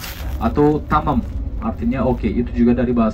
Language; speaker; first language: Indonesian; non-native, fluent; Turkish